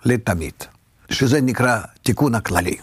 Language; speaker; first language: Hebrew; non-native, fluent; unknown